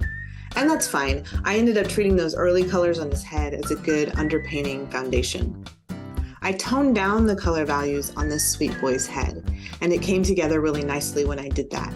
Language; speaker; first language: English; native; English